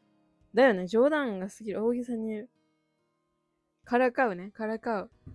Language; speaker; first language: Japanese; native; Japanese